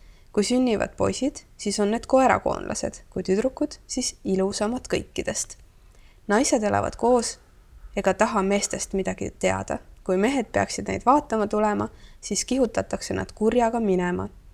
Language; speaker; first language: Estonian; native; Estonian